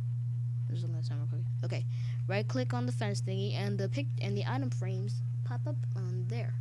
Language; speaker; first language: English; native; English